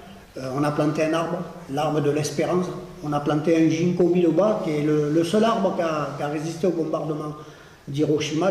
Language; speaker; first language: French; native; French